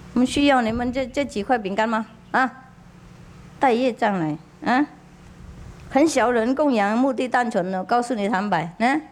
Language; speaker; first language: Chinese; non-native, fluent; Vietnamese